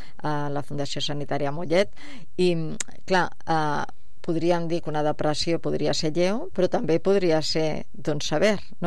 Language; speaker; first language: Catalan; native; Catalan